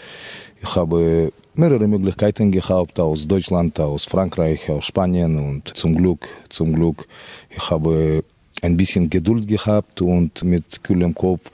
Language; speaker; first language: German; non-native, fluent; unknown